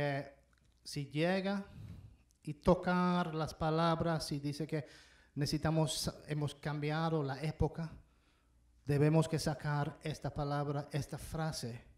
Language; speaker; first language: Spanish; non-native, fluent; English